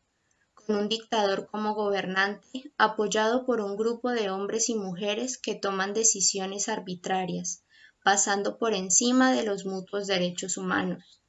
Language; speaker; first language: Spanish; native; Spanish